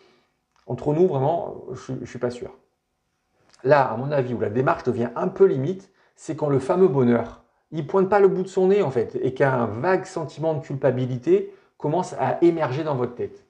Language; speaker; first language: French; native; French